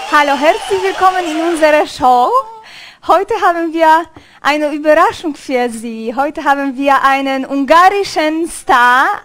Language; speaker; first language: German; non-native, fluent; Hungarian